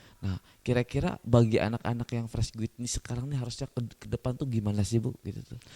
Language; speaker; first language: Indonesian; native; Indonesian